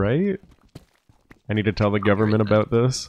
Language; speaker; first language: English; native; English